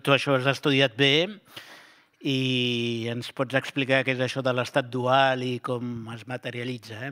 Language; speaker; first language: Catalan; native; Catalan